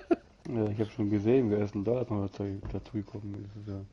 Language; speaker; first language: German; native; German